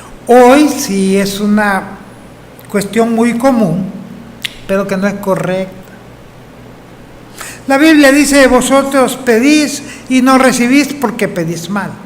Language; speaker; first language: Spanish; native; Spanish